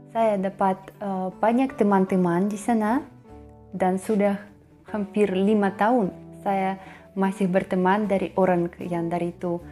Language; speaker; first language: Indonesian; non-native, learner; Russian